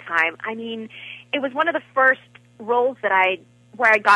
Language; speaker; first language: English; native; English